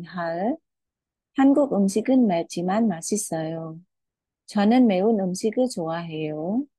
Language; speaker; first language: Korean; non-native, fluent; Khmer